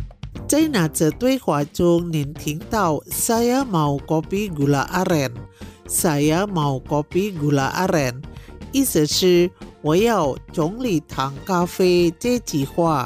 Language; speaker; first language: Chinese; non-native, fluent; Indonesian